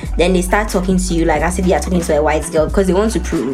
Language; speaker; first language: English; non-native, local second language; Akan